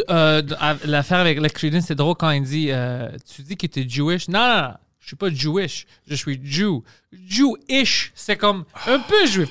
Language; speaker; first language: French; non-native, fluent; Greek